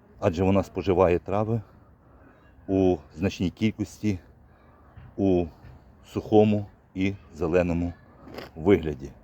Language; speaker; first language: Ukrainian; native; Ukrainian